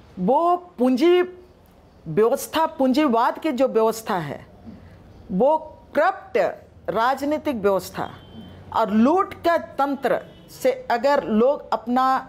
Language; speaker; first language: Hindi; non-native, local second language; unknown